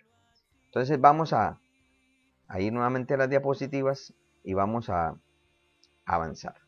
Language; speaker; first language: Spanish; native; Spanish